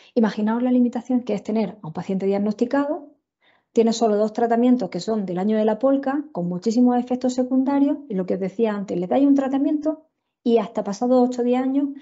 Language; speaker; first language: Spanish; native; Spanish